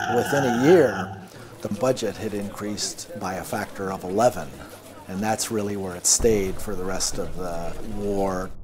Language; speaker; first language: English; native; English